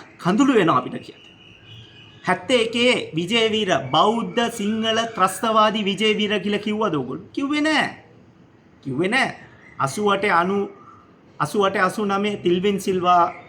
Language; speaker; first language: Sinhala; non-native, local second language; Tamil